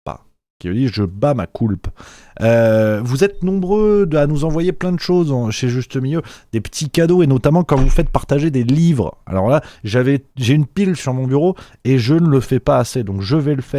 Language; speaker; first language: French; native; French